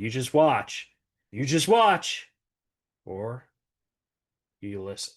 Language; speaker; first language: English; native; English